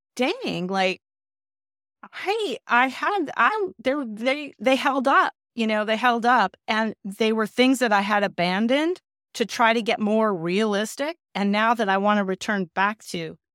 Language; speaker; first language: English; native; English